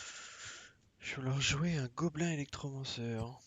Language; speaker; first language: French; native; French